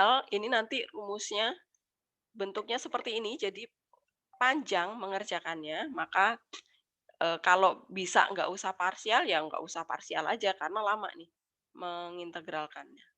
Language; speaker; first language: Indonesian; native; Indonesian